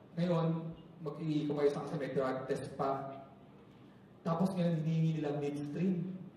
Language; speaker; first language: Filipino; native; Filipino